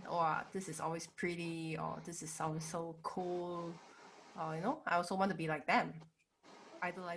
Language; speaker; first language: English; non-native, local second language; Chinese